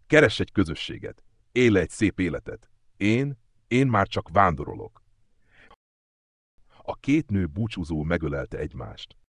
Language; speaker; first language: Hungarian; native; Hungarian